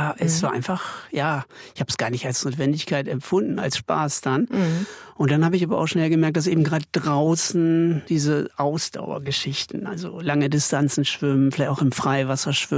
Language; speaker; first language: German; native; German